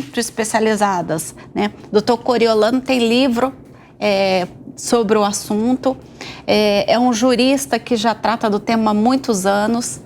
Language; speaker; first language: Portuguese; native; Portuguese